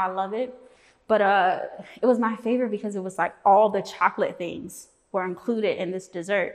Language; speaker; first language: English; native; English